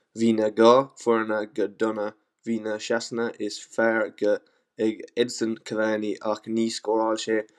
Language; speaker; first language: Irish; non-native, local second language; English